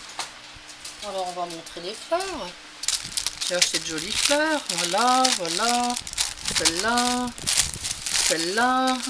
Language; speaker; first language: French; native; French